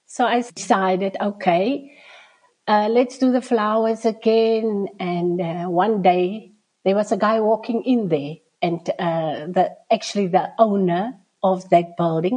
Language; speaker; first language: English; non-native, local second language; Afrikaans